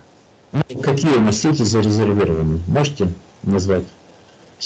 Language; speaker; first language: Russian; native; Russian